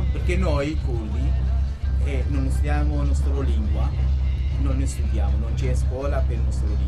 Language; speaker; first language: Italian; non-native, local second language; Kurdish